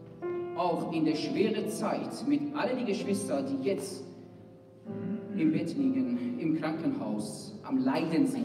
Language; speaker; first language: German; non-native, fluent; Persian